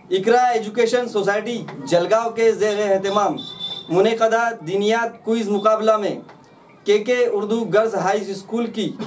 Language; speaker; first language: Urdu; native; Urdu